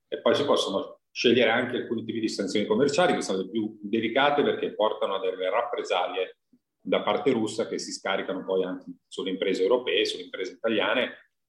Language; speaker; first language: Italian; native; Italian